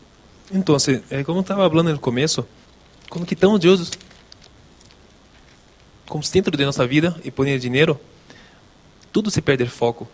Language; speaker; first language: Spanish; non-native, local second language; Portuguese